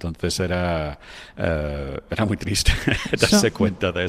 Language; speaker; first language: Spanish; non-native, fluent; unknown